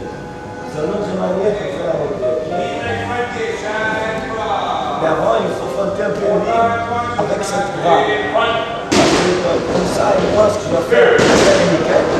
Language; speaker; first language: French; non-native, learner; Portuguese